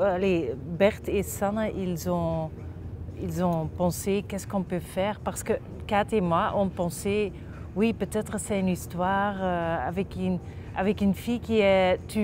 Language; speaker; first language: French; non-native, local second language; Dutch